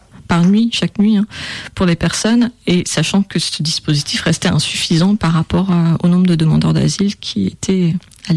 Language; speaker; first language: French; native; French